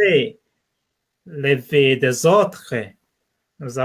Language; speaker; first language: French; non-native, learner; English